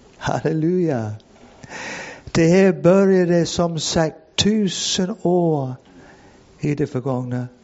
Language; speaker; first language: Swedish; non-native, fluent; English